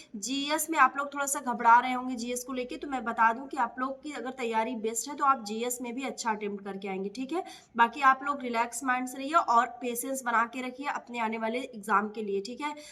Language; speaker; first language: Hindi; native; Hindi